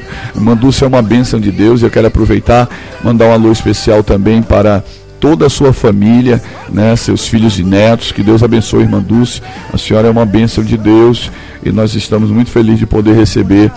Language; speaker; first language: Portuguese; native; Portuguese